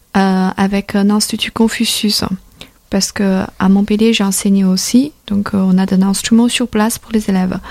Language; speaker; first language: French; non-native, fluent; Chinese